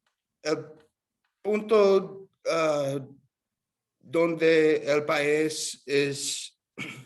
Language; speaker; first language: Spanish; non-native, learner; English